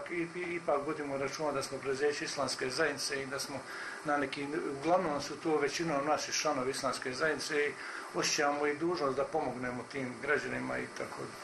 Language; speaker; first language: Croatian; native; Croatian